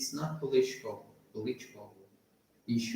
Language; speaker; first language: English; non-native, learner; Portuguese